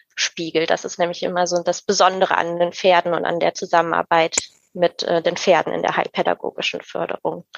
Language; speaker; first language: German; native; German